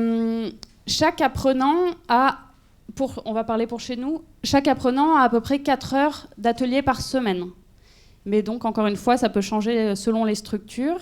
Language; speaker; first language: French; native; French